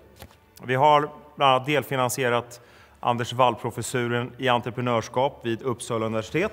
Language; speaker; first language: Swedish; native; Swedish